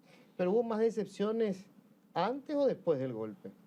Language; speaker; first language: Spanish; native; Spanish